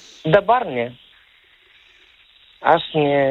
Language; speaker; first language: Lithuanian; non-native, learner; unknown